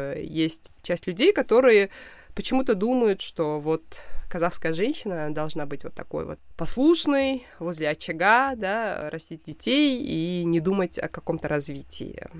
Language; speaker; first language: Russian; non-native, local second language; Kazakh